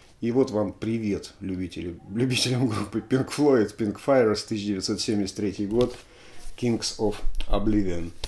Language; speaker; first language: Russian; native; Russian